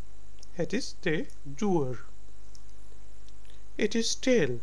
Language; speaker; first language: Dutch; non-native, learner; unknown